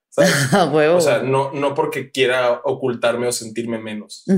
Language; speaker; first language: Spanish; native; Spanish